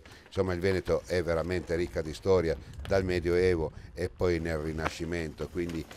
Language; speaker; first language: Italian; native; Italian